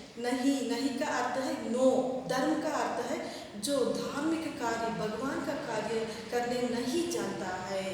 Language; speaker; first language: Hindi; non-native, local second language; Kannada